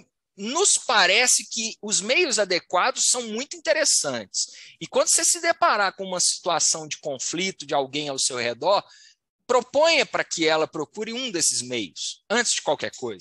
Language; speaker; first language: Portuguese; native; Portuguese